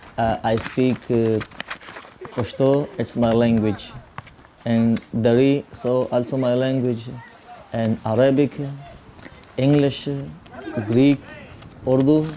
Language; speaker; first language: English; non-native, learner; Pashto